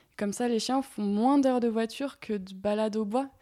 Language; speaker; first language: French; native; French